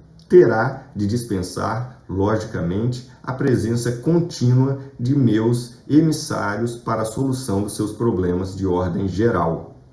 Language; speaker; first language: Portuguese; native; Portuguese